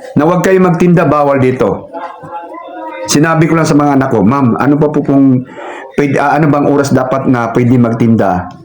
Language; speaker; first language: Filipino; non-native, local second language; Cebuano